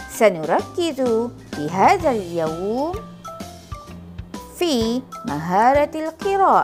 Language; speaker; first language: Arabic; non-native, fluent; Malay